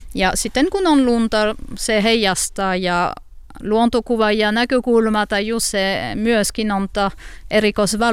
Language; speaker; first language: Finnish; non-native, learner; French